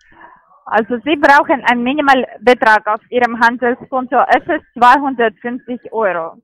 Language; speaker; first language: German; non-native, learner; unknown